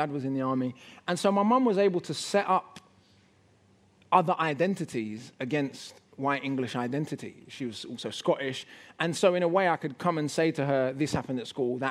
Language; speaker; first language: English; native; English